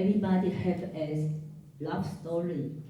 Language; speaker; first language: English; non-native, learner; Chinese